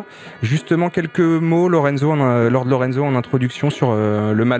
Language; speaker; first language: French; native; French